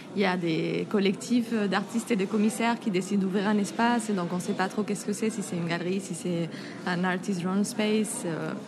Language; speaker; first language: French; non-native, fluent; Spanish